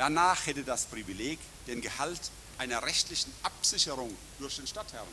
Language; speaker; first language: German; native; German